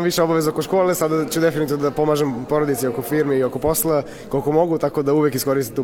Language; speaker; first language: Serbian; native; Serbian